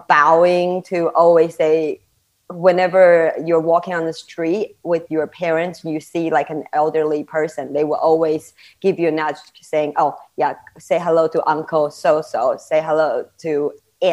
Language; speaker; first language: English; non-native, fluent; Chinese